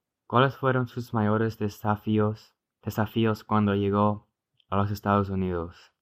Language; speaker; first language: Spanish; early bilingual, heritage; Spanish